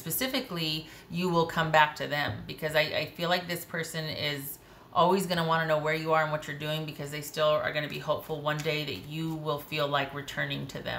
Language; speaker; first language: English; native; English